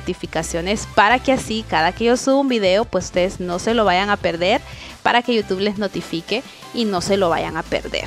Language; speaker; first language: Spanish; native; Spanish